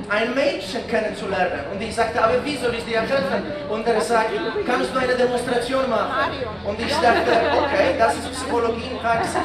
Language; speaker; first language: German; non-native, fluent; Polish